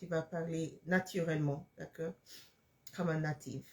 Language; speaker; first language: French; non-native, fluent; English